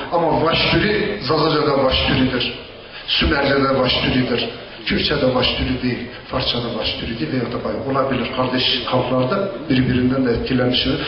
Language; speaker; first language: Turkish; non-native, local second language; Zaza